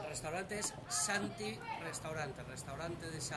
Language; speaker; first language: Spanish; native; Spanish